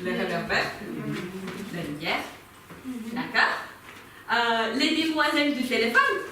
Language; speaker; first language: French; non-native, fluent; Ukrainian